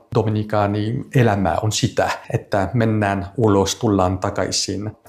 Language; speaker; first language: Finnish; non-native, fluent; French